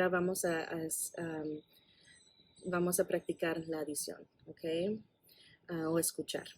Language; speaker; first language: Spanish; non-native, fluent; English